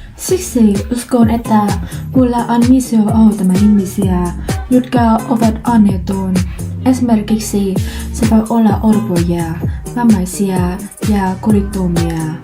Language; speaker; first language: Finnish; non-native, learner; Vietnamese